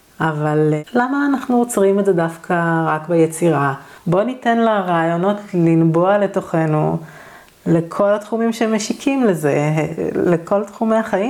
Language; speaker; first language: Hebrew; native; Hebrew